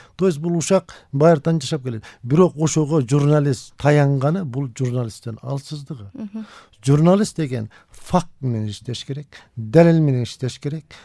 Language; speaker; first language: Kyrgyz; native; Kyrgyz